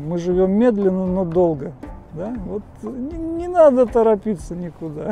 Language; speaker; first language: Russian; native; Russian